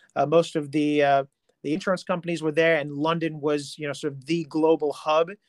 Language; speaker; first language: English; non-native, local second language; Hindi